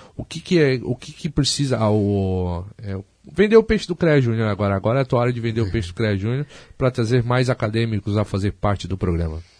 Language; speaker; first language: Portuguese; native; Portuguese